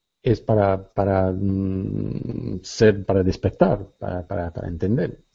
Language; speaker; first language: Spanish; non-native, learner; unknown